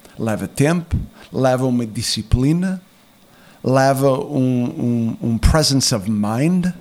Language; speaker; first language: Portuguese; early bilingual, heritage; Portuguese